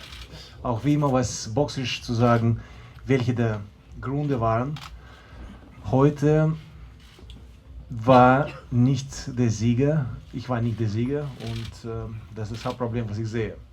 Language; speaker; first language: German; non-native, fluent; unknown